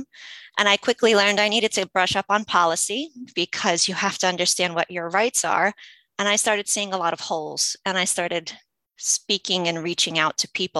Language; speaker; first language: English; early bilingual, other home language; Polish